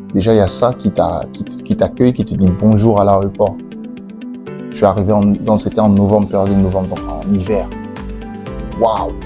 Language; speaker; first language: French; native; French